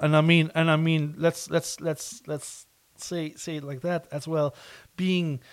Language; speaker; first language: English; non-native, fluent; German